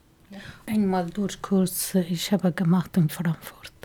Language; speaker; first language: German; non-native, local second language; Kurdish